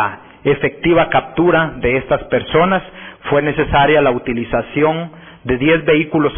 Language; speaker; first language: Spanish; native; Spanish